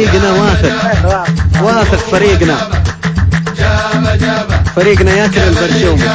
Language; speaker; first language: Arabic; native; Arabic